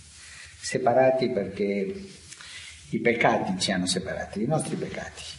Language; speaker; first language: Italian; non-native, fluent; Spanish